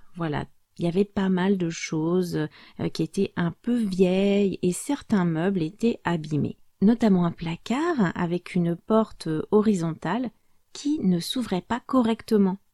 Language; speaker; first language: French; native; French